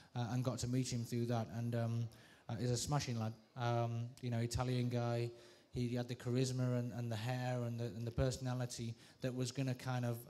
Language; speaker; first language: English; native; English